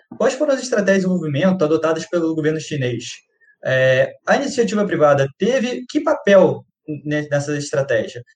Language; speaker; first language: Portuguese; native; Portuguese